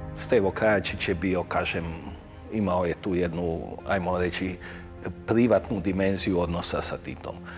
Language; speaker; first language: Croatian; native; Croatian